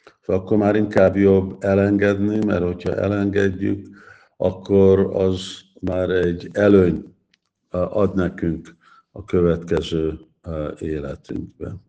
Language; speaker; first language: Hungarian; early bilingual, heritage; Hungarian